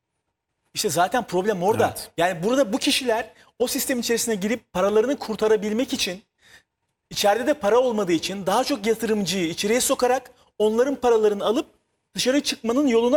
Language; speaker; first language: Turkish; native; Turkish